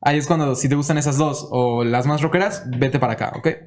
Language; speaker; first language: Spanish; native; Spanish